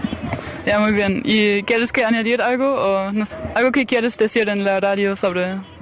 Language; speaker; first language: Spanish; non-native, fluent; German